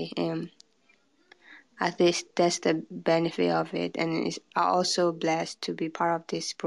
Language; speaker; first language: English; non-native, fluent; Burmese